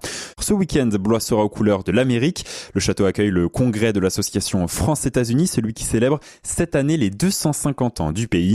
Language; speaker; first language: French; native; French